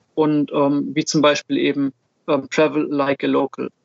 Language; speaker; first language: German; native; German